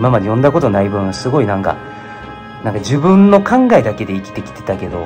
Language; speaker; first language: Japanese; native; Japanese